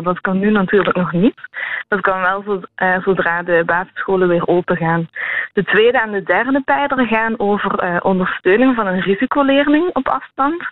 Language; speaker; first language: Dutch; native; Dutch